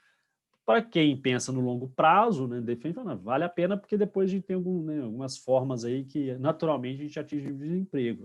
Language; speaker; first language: Portuguese; native; Portuguese